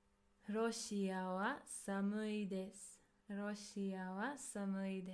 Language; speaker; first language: Japanese; non-native, fluent; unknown